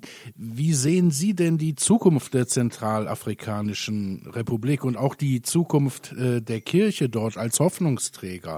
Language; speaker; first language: German; native; German